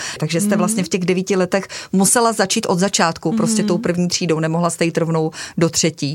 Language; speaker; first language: Czech; native; Czech